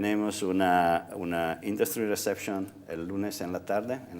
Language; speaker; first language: Spanish; non-native, fluent; Italian